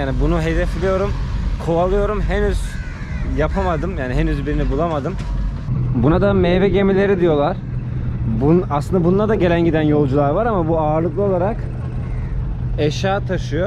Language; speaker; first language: Turkish; native; Turkish